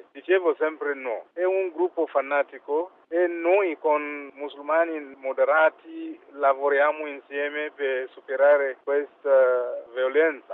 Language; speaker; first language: Italian; non-native, fluent; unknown